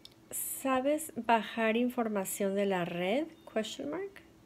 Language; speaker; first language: Spanish; non-native, fluent; English